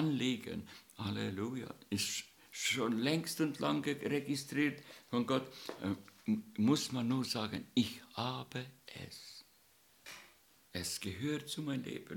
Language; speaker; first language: German; non-native, learner; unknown